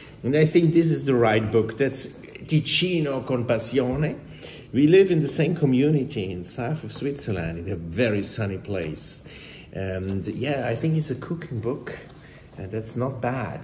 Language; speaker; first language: English; non-native, fluent; German